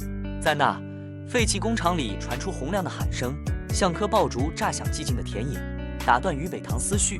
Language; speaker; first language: Chinese; native; Chinese